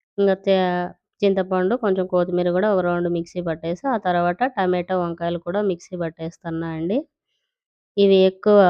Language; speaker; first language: Telugu; native; Telugu